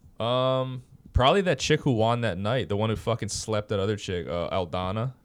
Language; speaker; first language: English; native; English